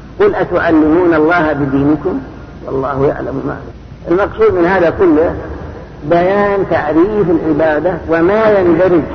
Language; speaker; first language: Arabic; native; Arabic